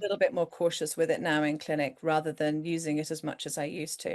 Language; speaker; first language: English; native; English